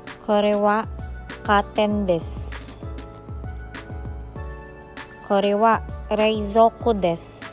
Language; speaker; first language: Japanese; non-native, learner; Filipino